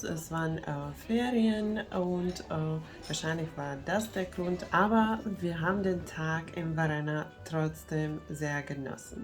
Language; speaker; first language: German; non-native, fluent; Finnish